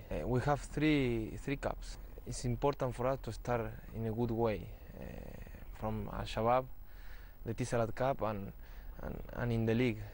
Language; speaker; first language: English; non-native, fluent; Spanish